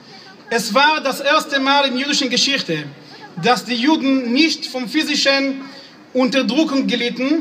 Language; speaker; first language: German; non-native, fluent; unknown